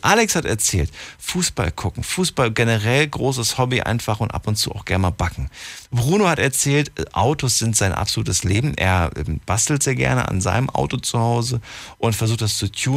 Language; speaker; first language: German; native; German